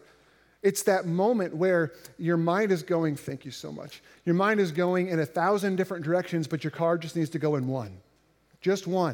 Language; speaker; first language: English; native; English